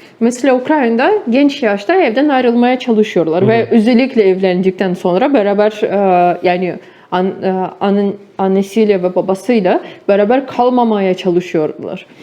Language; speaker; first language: Turkish; non-native, fluent; Ukrainian